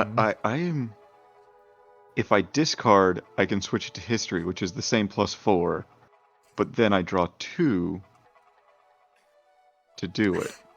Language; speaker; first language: English; native; English